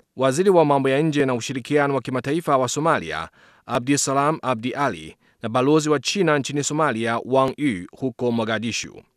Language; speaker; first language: Swahili; non-native, fluent; Chinese